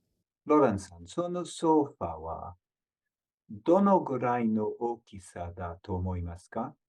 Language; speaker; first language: Japanese; non-native, learner; English